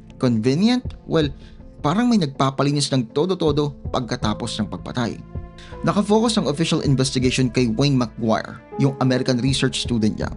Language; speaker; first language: Filipino; native; Filipino